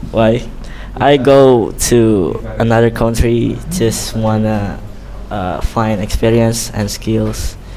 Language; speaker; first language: English; non-native, learner; Indonesian